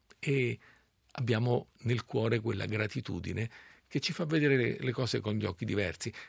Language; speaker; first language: Italian; native; Italian